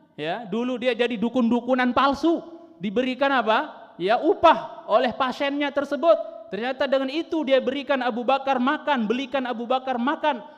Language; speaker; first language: Indonesian; non-native, local second language; Sundanese